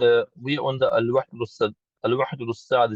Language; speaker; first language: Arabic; non-native, learner; English